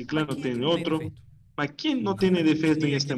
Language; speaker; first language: Spanish; non-native, learner; Portuguese